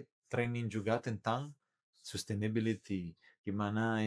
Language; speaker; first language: Indonesian; non-native, learner; Italian